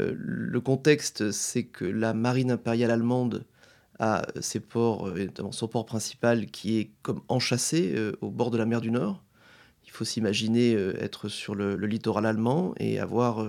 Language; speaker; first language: French; native; French